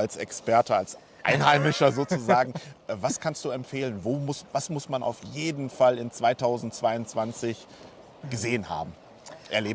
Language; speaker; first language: German; native; German